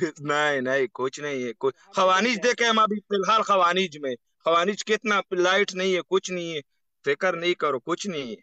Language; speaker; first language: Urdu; non-native, local second language; Pashto